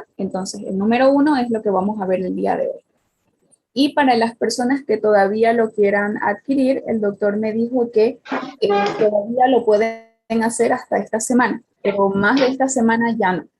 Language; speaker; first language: Spanish; native; Spanish